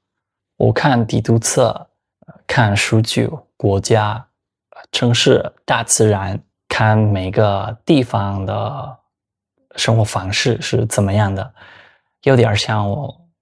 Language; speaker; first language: Chinese; non-native, fluent; Spanish